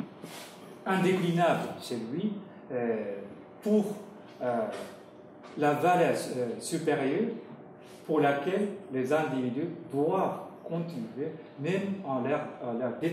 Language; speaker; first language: French; non-native, fluent; Japanese